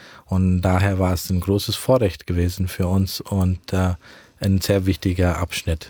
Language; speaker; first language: German; early bilingual, heritage; German